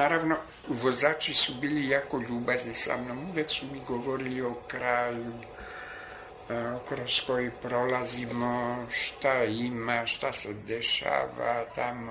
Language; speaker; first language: Serbian; non-native, fluent; French